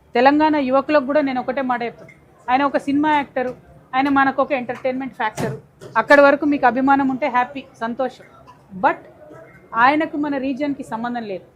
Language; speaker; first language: Telugu; native; Telugu